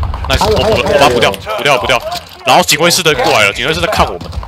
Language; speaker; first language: Chinese; native; Chinese